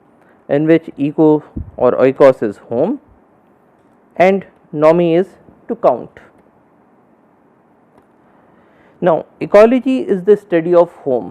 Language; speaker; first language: English; non-native, local second language; Hindi